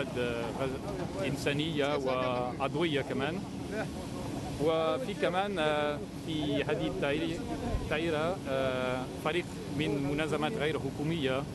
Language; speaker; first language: Arabic; non-native, fluent; French